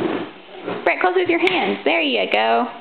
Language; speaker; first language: English; native; English